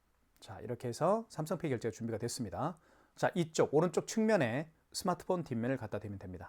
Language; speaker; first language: Korean; native; Korean